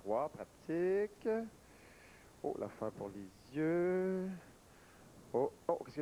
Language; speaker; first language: French; native; French